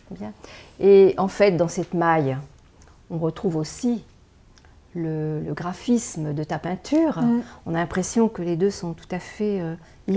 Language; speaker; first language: French; native; French